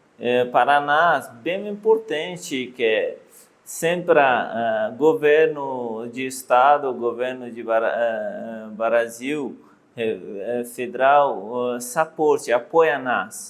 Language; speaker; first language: Portuguese; non-native, learner; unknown